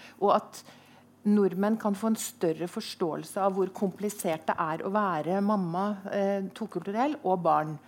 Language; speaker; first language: Norwegian; native; Norwegian